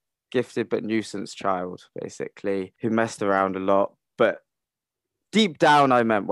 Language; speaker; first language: English; native; English